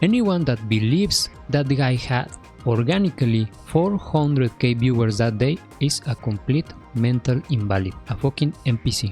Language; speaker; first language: English; non-native, fluent; Spanish